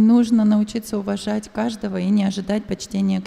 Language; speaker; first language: Russian; native; Russian